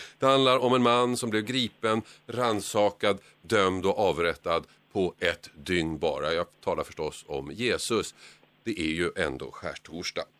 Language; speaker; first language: Swedish; native; Swedish